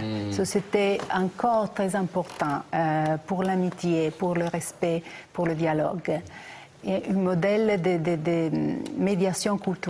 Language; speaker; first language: French; non-native, fluent; Italian